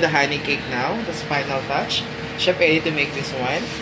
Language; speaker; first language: English; non-native, local second language; Filipino